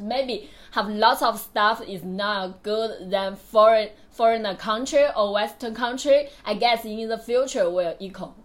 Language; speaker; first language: English; non-native, learner; Chinese